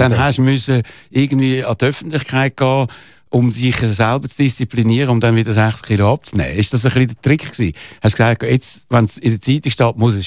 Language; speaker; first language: German; native; German